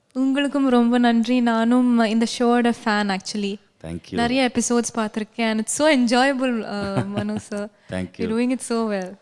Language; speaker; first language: Tamil; non-native, local second language; Malayalam